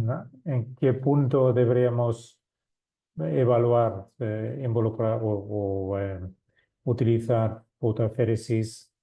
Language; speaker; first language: Spanish; non-native, fluent; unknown